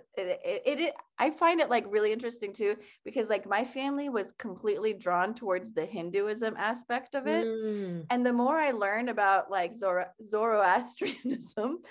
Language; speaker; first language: English; early bilingual, other home language; Persian